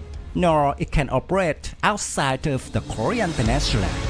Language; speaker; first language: English; non-native, fluent; Vietnamese